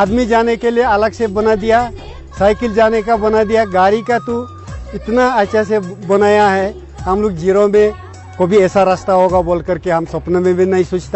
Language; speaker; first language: Hindi; non-native, local second language; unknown